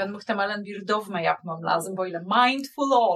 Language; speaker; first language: Turkish; non-native, learner; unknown